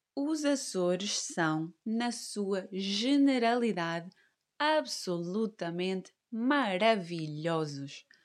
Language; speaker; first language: Portuguese; native; Portuguese